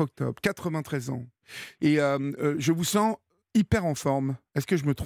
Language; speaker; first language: French; native; French